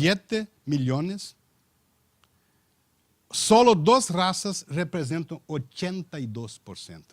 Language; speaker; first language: Spanish; non-native, learner; Portuguese